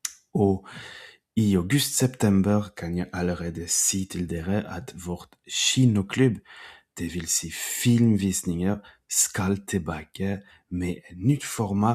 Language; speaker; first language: Norwegian; non-native, fluent; French